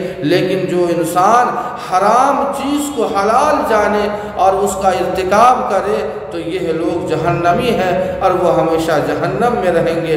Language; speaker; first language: Urdu; native; Urdu